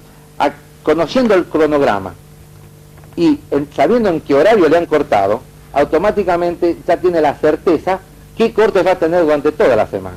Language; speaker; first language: Spanish; native; Spanish